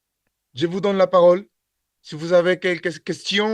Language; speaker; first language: French; non-native, learner; Spanish